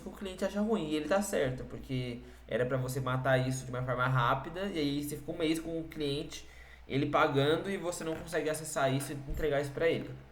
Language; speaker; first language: Portuguese; native; Portuguese